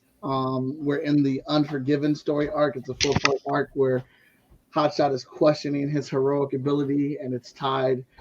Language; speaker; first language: English; native; English